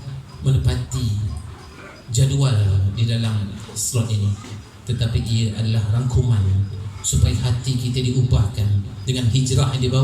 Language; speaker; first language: Malay; native; Malay